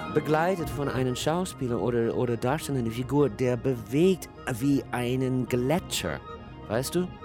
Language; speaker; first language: German; non-native, fluent; English